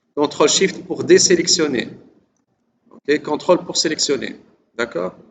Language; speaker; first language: French; non-native, local second language; Arabic